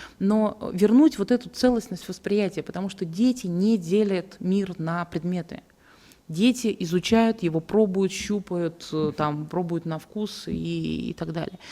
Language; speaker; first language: Russian; native; Russian